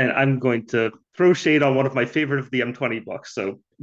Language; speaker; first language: English; native; English